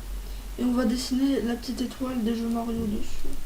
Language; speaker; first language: French; native; French